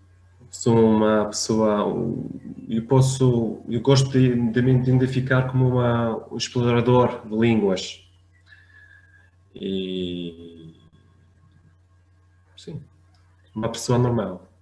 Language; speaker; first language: Portuguese; non-native, fluent; Arabic